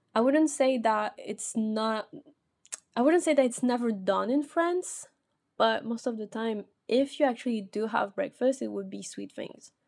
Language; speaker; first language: English; non-native, fluent; French